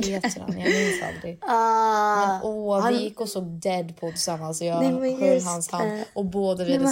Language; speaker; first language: Swedish; native; Swedish